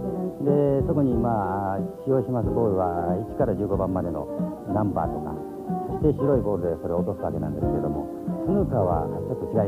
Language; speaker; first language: Japanese; native; Japanese